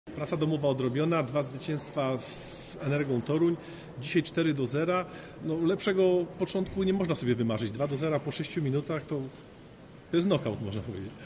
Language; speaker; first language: Polish; native; Polish